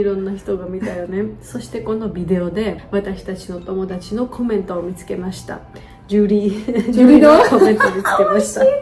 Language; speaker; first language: Japanese; non-native, fluent; Georgian